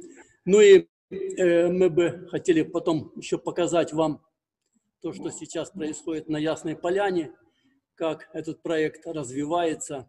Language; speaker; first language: Russian; native; Russian